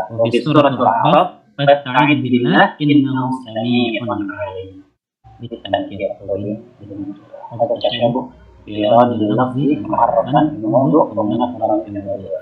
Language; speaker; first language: Arabic; non-native, learner; Indonesian